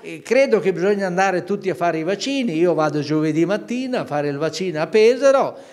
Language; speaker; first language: Italian; native; Italian